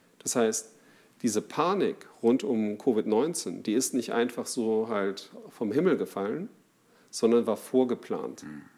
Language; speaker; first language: German; native; German